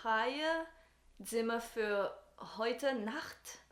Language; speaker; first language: German; non-native, learner; English